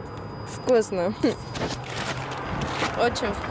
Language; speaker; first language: Russian; non-native, learner; Spanish